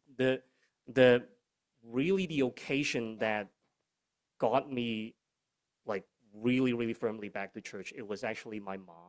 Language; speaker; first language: English; non-native, local second language; Cantonese